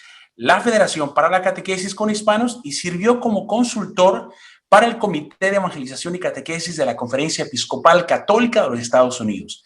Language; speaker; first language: Spanish; native; Spanish